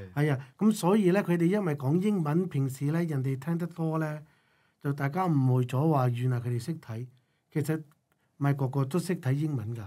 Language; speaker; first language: Cantonese; non-native, local second language; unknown